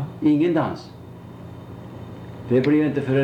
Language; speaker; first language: Swedish; native; Swedish